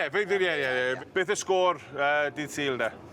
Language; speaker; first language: Welsh; non-native, local second language; English